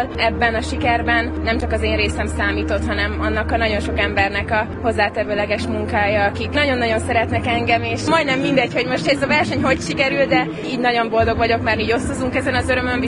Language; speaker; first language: Hungarian; native; Hungarian